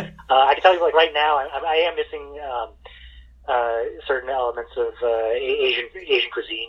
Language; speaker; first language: English; native; English